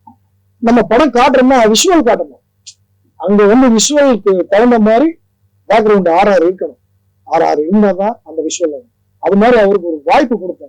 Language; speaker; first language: Tamil; native; Tamil